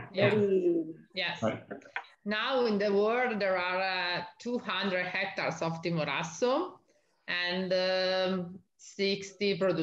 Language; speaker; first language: English; non-native, learner; Italian